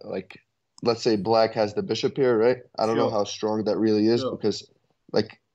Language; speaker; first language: English; native; English